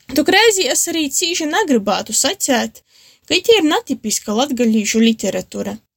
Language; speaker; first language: Latvian; native; Latvian